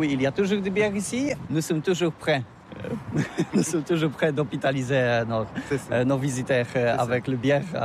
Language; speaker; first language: French; non-native, learner; Polish